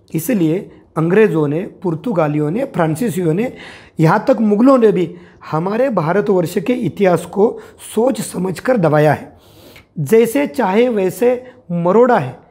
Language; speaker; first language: Hindi; non-native, local second language; Marathi